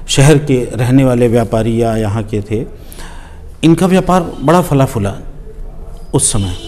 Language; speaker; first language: Hindi; native; Hindi